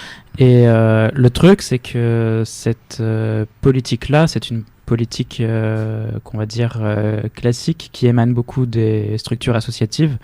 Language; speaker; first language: French; native; French